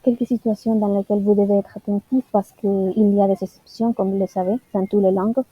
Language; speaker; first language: French; non-native, learner; Spanish